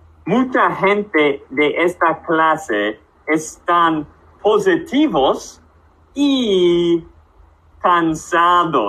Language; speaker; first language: Spanish; non-native, fluent; English